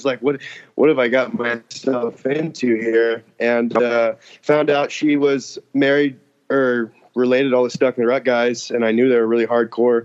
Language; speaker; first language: English; native; English